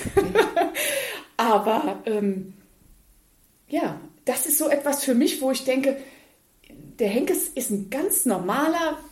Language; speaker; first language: German; native; German